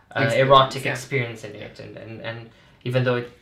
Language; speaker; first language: English; non-native, fluent; Portuguese